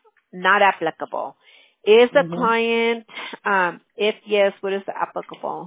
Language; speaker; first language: English; early bilingual, other home language; Spanish